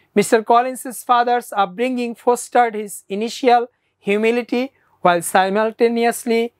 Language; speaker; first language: English; non-native, local second language; Bangla